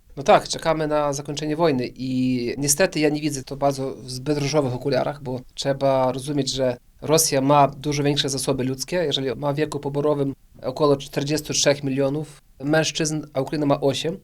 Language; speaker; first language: Polish; early bilingual, heritage; Polish